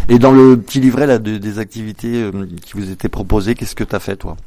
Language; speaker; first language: French; native; French